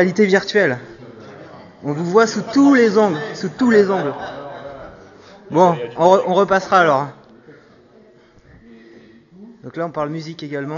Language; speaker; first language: French; native; French